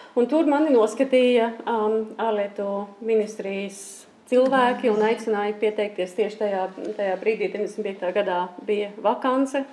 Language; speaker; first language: Latvian; early bilingual, heritage; Latvian